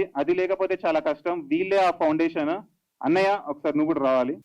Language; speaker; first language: Telugu; native; Telugu